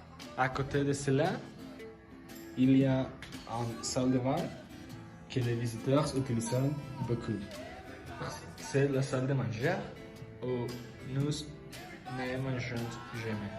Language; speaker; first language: French; non-native, learner; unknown